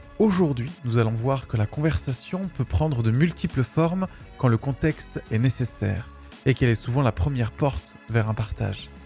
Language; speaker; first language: French; native; French